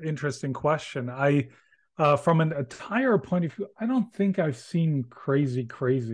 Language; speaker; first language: English; non-native, fluent; German